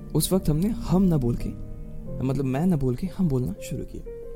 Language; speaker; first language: Hindi; native; Hindi